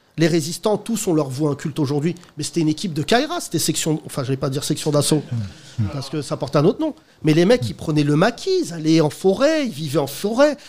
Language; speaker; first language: French; native; French